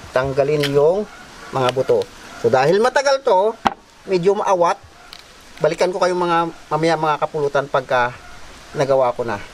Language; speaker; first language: Filipino; non-native, local second language; Kinaray-a